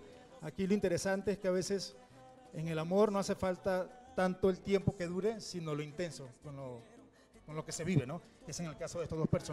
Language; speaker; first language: Spanish; native; Spanish